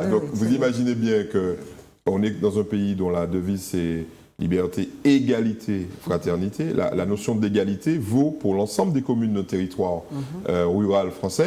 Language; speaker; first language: French; native; French